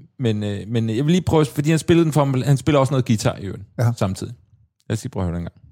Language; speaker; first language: Danish; native; Danish